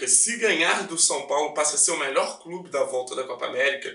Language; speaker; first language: Portuguese; native; Portuguese